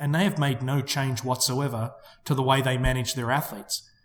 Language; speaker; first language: English; native; English